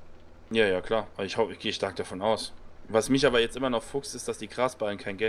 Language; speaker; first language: German; native; German